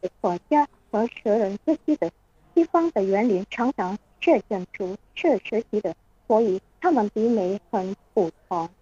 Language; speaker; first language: Chinese; non-native, learner; Indonesian